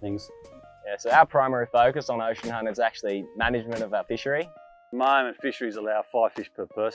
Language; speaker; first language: English; native; English